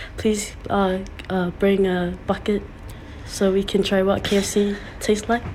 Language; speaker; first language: English; early bilingual, other home language; Samoan